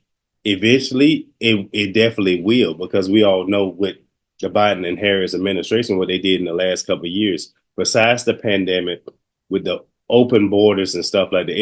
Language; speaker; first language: English; native; English